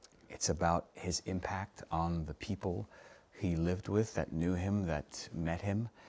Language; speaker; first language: English; native; English